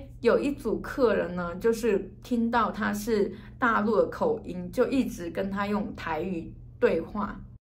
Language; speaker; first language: Chinese; native; Chinese